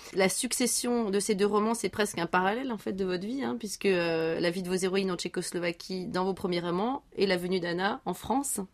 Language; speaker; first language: French; native; French